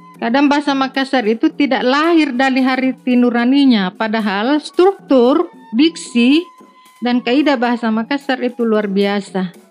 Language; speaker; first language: Indonesian; non-native, local second language; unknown